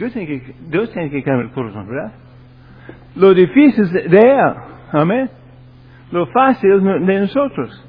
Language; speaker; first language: Spanish; non-native, fluent; English